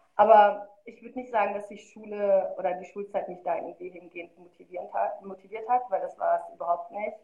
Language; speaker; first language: German; early bilingual, other home language; Arabic